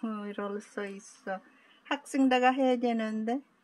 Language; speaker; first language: Korean; non-native, learner; Filipino